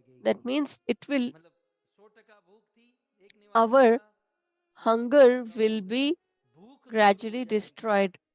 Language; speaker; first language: English; non-native, local second language; Hindi